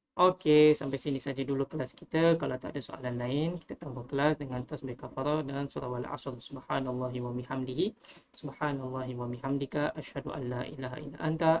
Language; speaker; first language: Malay; native; Malay